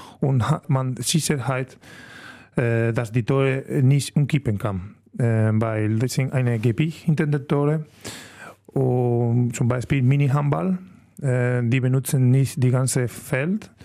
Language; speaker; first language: German; non-native, learner; Spanish